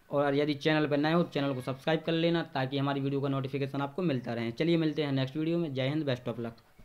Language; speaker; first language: Hindi; native; Hindi